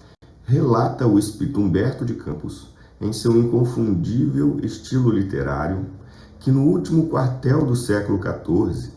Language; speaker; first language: Portuguese; native; Portuguese